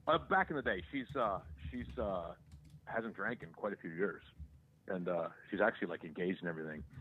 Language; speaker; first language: English; native; English